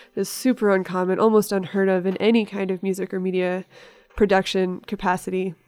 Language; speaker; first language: English; native; English